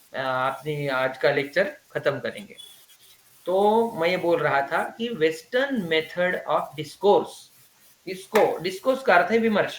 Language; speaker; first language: Hindi; native; Hindi